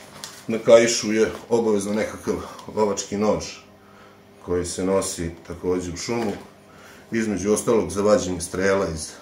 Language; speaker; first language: Serbian; native; Serbian